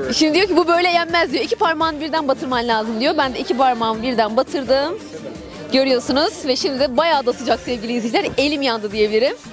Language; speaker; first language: Turkish; native; Turkish